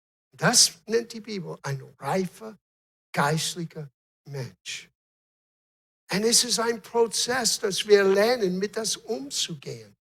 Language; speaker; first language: German; non-native, fluent; English